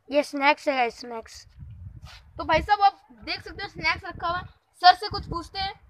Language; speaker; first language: Hindi; native; Hindi